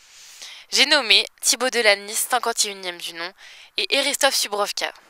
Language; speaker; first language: French; native; French